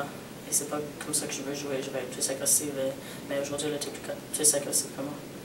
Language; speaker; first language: French; non-native, local second language; English